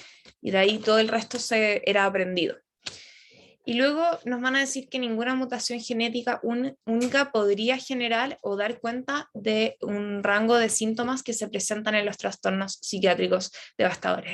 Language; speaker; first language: Spanish; native; Spanish